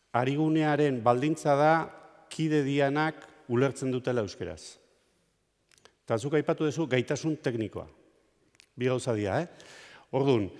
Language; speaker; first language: Basque; native; Basque